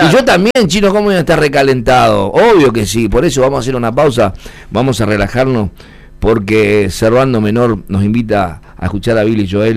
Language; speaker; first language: Spanish; native; Spanish